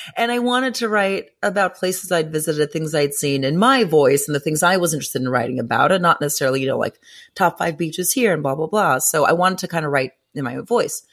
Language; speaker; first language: English; early bilingual, other home language; Greek